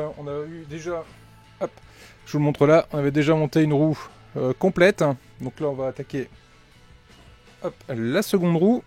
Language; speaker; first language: French; native; French